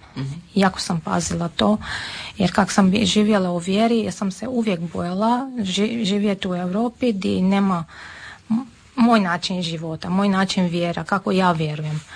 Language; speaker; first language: Serbian; non-native, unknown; Armenian